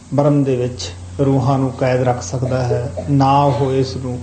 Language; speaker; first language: Punjabi; native; Punjabi